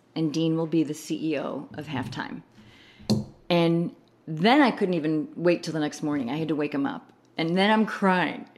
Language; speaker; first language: English; native; English